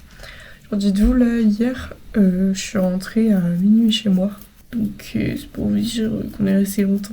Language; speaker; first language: French; native; French